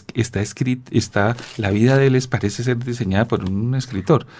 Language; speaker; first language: Spanish; native; Spanish